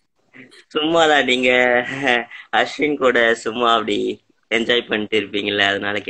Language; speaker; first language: Tamil; native; Tamil